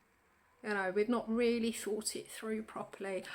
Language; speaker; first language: English; native; English